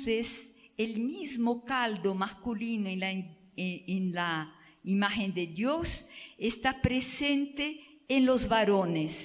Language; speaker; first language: Spanish; non-native, fluent; Portuguese